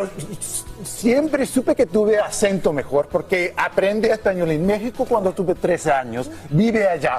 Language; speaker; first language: Spanish; non-native, learner; English